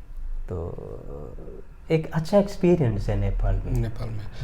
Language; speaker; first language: Hindi; non-native, local second language; Malayalam